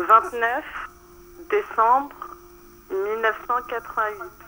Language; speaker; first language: French; non-native, learner; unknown